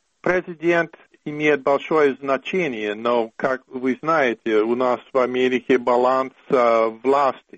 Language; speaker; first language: Russian; non-native, fluent; English